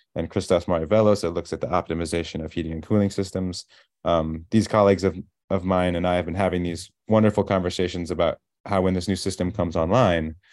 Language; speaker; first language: English; native; English